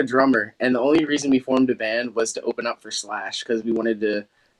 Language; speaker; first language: English; native; English